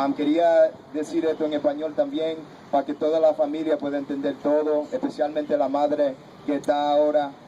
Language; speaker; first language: Spanish; early bilingual, heritage; Spanish